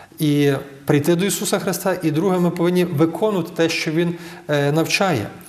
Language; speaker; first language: Ukrainian; native; Ukrainian